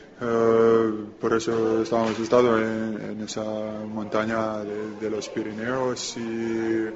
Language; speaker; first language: Spanish; non-native, learner; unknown